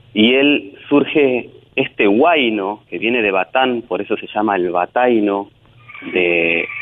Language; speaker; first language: Spanish; native; Spanish